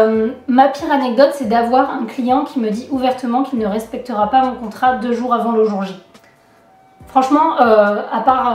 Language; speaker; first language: French; native; French